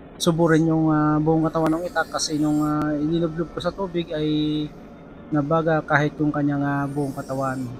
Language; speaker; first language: Filipino; non-native, local second language; Bikol